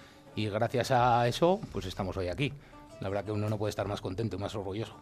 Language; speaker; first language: Spanish; native; Spanish